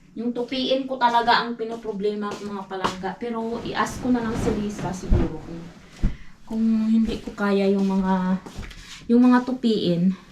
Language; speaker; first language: Filipino; non-native, local second language; Hiligaynon